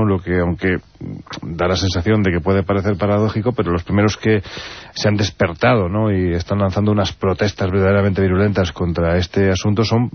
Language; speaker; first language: Spanish; native; Spanish